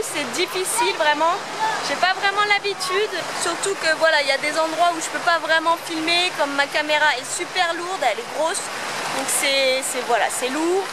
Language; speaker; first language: French; native; French